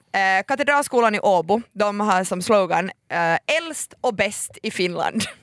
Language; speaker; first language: Swedish; native; Swedish